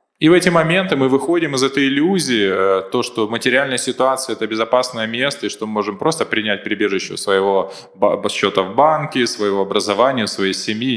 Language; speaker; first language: Russian; native; Russian